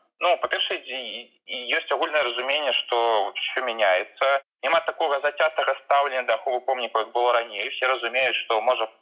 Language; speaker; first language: Belarusian; non-native, local second language; Russian